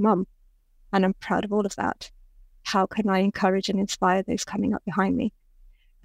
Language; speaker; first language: English; native; English